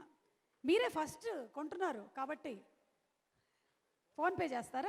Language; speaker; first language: Telugu; native; Telugu